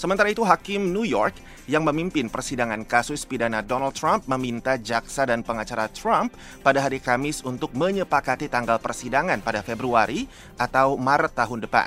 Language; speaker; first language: Indonesian; native; Indonesian